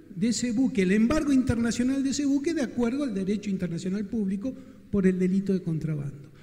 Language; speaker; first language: Spanish; native; Spanish